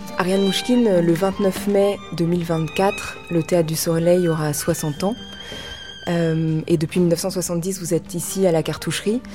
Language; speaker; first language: French; native; French